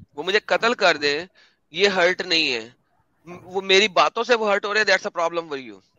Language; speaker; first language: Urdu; native; Urdu